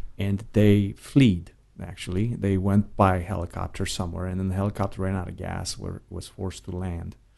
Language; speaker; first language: English; non-native, fluent; Romanian